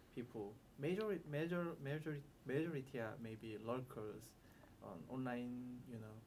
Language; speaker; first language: English; non-native, learner; Korean